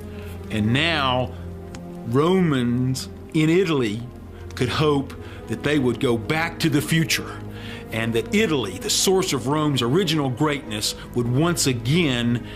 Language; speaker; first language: English; native; English